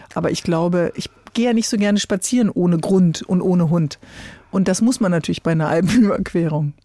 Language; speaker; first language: German; native; German